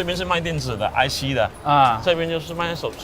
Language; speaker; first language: Chinese; native; Chinese